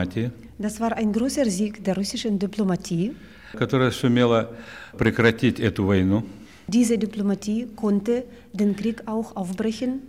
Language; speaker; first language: German; non-native, fluent; Russian